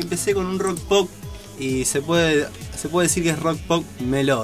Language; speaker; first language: Spanish; native; Spanish